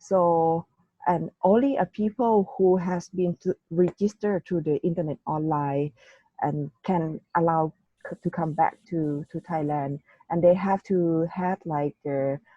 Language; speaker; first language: English; non-native, learner; Thai